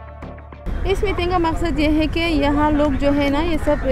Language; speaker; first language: Hindi; non-native, fluent; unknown